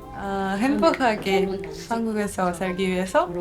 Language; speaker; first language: Korean; non-native, learner; Russian